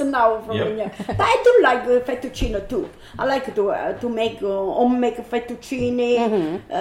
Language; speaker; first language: English; non-native, learner; Italian